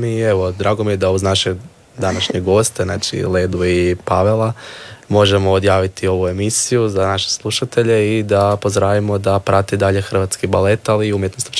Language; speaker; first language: Serbian; native; Serbian